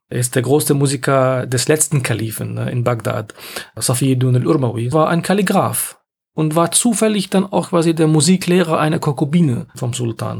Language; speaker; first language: German; non-native, fluent; Arabic